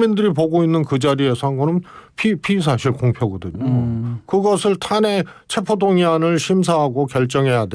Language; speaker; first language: Korean; native; Korean